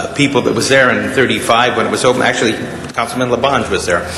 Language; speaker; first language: English; native; English